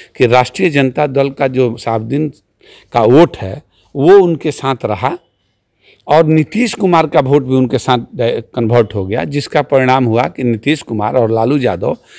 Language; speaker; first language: Hindi; native; Hindi